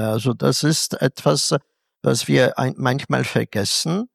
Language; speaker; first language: German; non-native, fluent; Polish